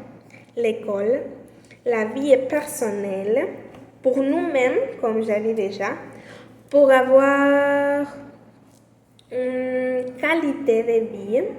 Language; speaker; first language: French; non-native, learner; Spanish